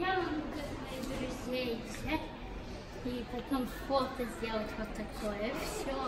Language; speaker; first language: Russian; early bilingual, heritage; Russian